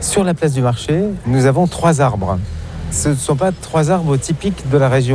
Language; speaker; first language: French; native; French